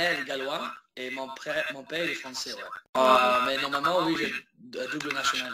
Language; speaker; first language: French; early bilingual, heritage; English